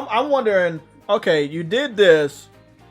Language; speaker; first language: English; native; English